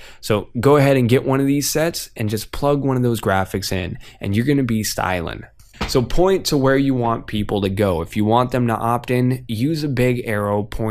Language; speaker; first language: English; native; English